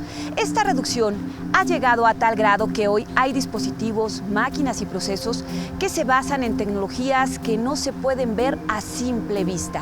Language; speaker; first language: Spanish; native; Spanish